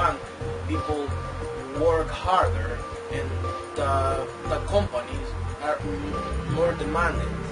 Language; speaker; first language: English; non-native, fluent; Spanish